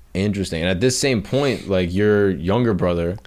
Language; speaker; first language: English; native; English